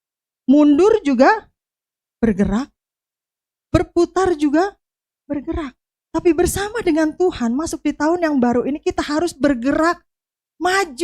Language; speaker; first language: Indonesian; native; Indonesian